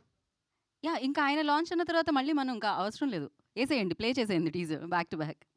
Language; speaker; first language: Telugu; native; Telugu